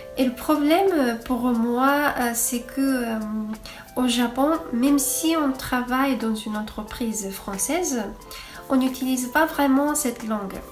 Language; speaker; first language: French; non-native, fluent; Japanese